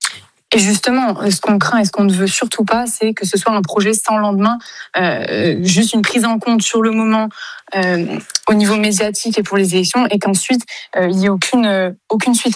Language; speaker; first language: French; native; French